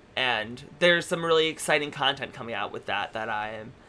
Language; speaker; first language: English; native; English